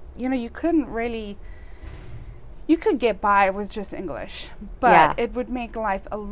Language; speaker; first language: English; native; English